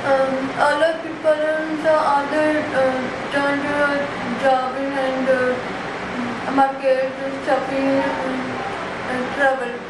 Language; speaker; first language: English; non-native, learner; Punjabi